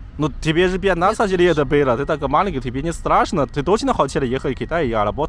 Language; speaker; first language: Russian; non-native, learner; Chinese